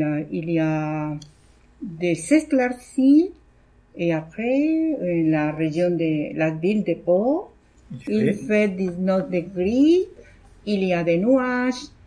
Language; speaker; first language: French; non-native, learner; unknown